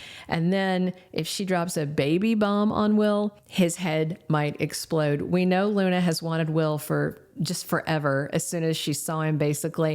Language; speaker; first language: English; native; English